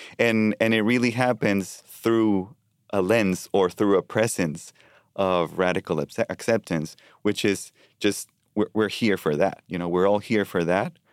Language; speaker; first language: English; non-native, fluent; Spanish